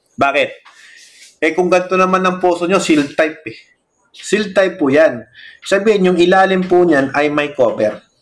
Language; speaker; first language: Filipino; non-native, local second language; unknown